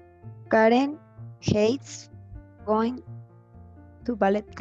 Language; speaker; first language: English; non-native, learner; Spanish